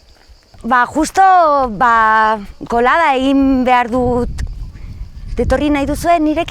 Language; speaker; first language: Basque; non-native, local second language; Spanish